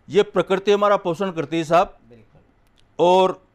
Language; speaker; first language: Hindi; native; Hindi